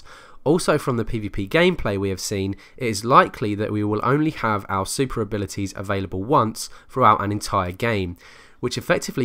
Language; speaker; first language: English; native; English